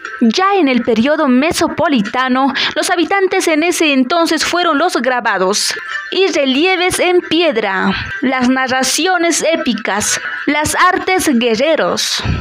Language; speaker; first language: Spanish; native; Spanish